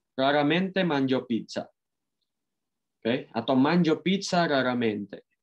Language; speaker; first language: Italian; non-native, fluent; Indonesian